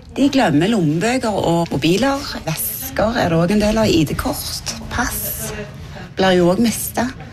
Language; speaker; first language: Norwegian; native; Norwegian